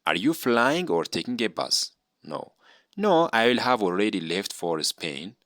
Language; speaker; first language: English; non-native, local second language; Amharic